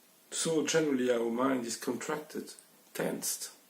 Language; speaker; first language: English; non-native, fluent; French